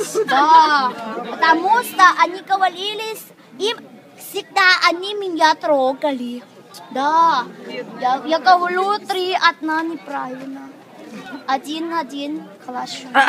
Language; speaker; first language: Russian; non-native, learner; Thai